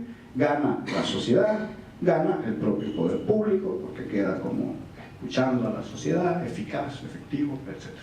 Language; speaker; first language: Spanish; native; Spanish